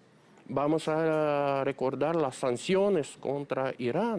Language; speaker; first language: Spanish; non-native, fluent; Russian